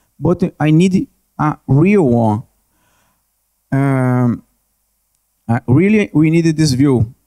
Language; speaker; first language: English; non-native, learner; Portuguese